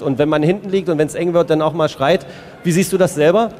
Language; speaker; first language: German; native; German